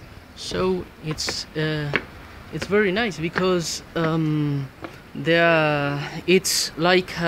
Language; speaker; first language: English; non-native, learner; Spanish